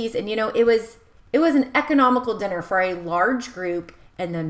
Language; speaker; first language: English; native; English